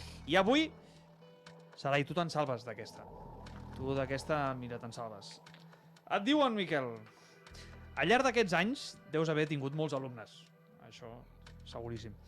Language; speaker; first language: Catalan; native; Catalan